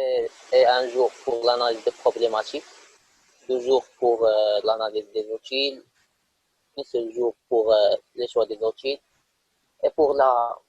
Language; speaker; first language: French; non-native, local second language; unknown